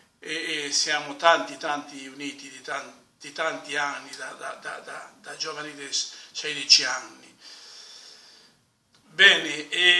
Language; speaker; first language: Italian; non-native, fluent; Spanish